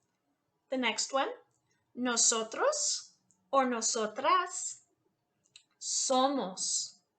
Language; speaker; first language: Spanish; non-native, fluent; English